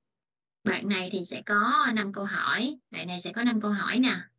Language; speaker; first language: Vietnamese; native; Vietnamese